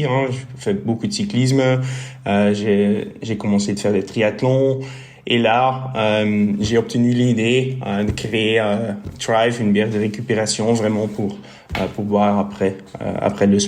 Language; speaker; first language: French; non-native, local second language; Dutch